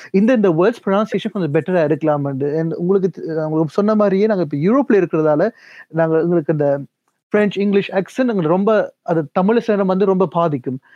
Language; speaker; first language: Tamil; early bilingual, heritage; Tamil